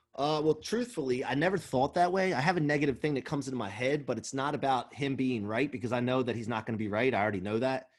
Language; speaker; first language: English; native; English